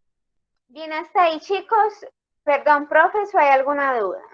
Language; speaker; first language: Spanish; native; Spanish